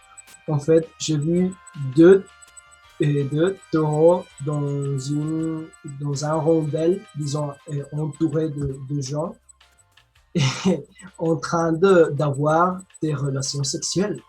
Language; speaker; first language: French; non-native, learner; Spanish